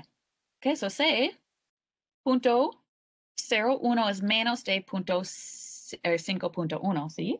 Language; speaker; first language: Spanish; non-native, learner; English